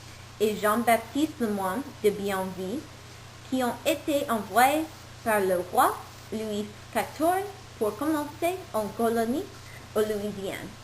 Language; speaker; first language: French; non-native, learner; English